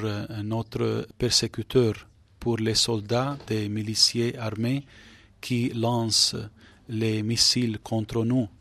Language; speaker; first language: French; non-native, fluent; Arabic